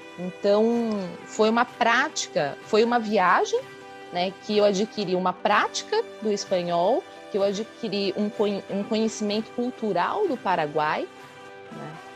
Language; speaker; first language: Portuguese; native; Portuguese